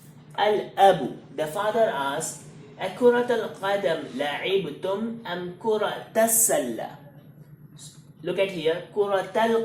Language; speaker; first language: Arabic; non-native, fluent; Hindi